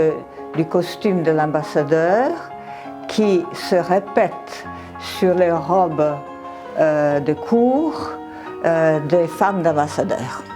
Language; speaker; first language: French; non-native, fluent; Serbian